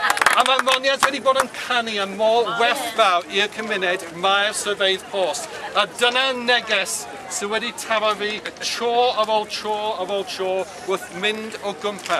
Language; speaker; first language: Welsh; non-native, local second language; English